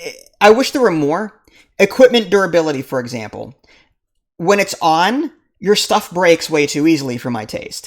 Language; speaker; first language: English; native; English